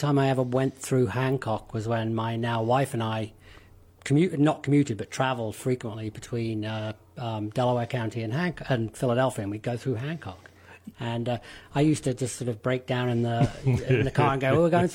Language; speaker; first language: English; native; English